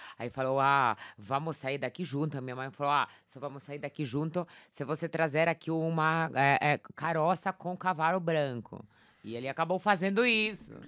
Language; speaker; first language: Portuguese; non-native, fluent; Polish